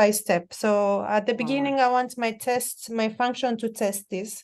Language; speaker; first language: English; non-native, fluent; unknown